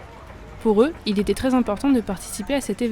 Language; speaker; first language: French; native; French